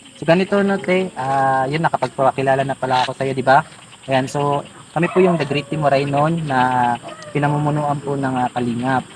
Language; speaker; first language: Filipino; non-native, local second language; Waray